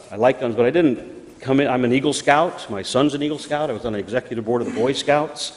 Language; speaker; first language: English; native; English